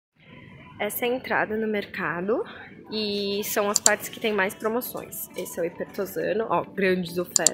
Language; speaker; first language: Portuguese; native; Portuguese